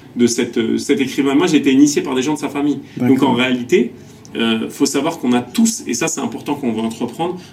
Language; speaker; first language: French; native; French